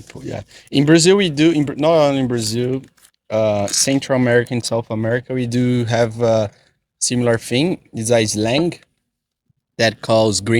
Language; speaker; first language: English; non-native, fluent; Portuguese